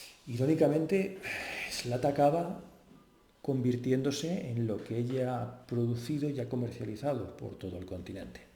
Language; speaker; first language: Spanish; native; Spanish